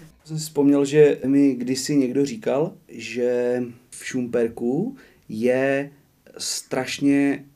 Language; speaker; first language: Czech; native; Czech